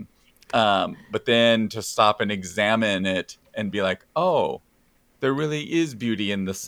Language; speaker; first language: English; native; English